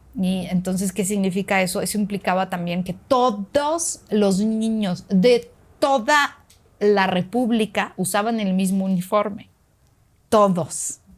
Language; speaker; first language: Spanish; early bilingual, other home language; Russian